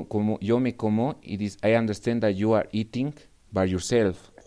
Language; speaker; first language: English; non-native, fluent; Spanish